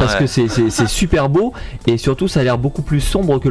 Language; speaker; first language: French; native; French